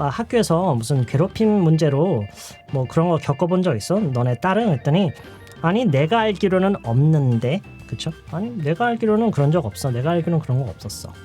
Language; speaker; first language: Korean; native; Korean